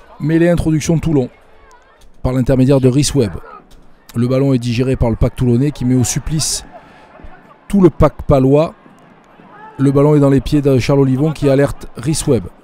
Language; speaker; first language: French; native; French